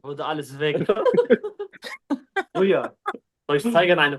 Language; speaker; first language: German; non-native, learner; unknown